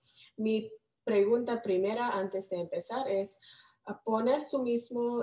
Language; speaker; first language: Spanish; non-native, learner; English